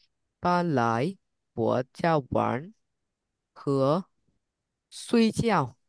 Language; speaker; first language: Chinese; non-native, learner; Vietnamese